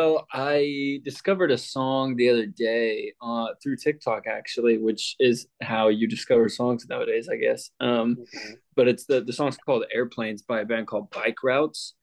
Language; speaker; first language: English; native; English